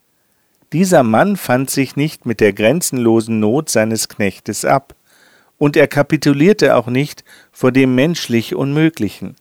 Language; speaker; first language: German; native; German